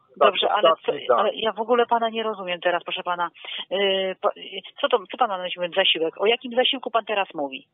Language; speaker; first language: Polish; native; Polish